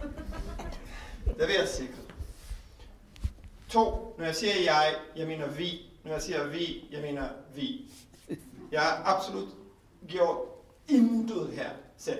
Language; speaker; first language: Danish; non-native, fluent; Hebrew